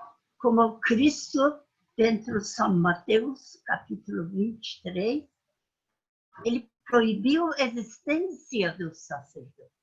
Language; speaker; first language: Portuguese; non-native, fluent; Persian